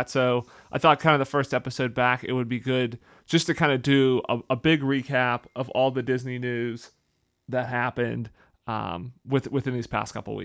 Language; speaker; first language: English; native; English